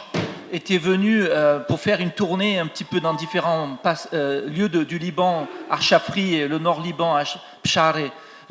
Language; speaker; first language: French; native; French